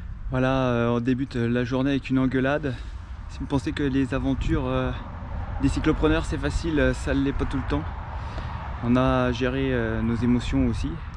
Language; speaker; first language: French; native; French